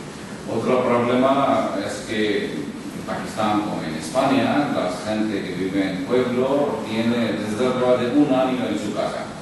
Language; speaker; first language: Spanish; non-native, local second language; Urdu